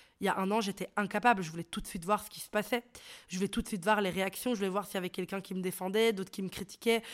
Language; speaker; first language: French; early bilingual, other home language; Arabic